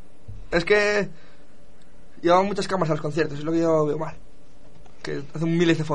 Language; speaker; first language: Spanish; native; Spanish